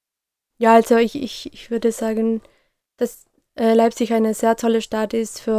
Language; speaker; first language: German; non-native, fluent; Spanish